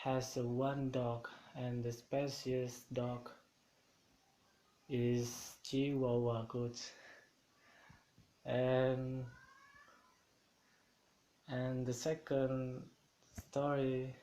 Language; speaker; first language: English; non-native, learner; Indonesian